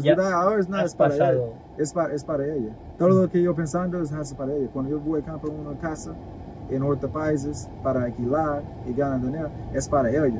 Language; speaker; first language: Spanish; non-native, learner; English